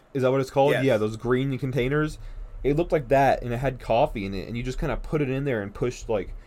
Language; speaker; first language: English; native; English